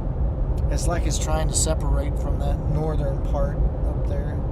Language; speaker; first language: English; native; English